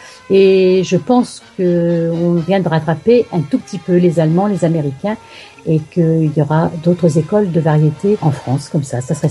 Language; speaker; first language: French; native; French